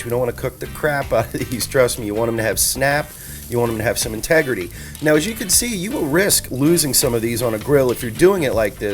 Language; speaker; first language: English; native; English